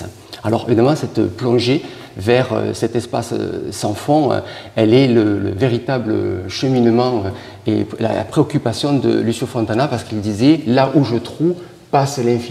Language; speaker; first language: French; native; French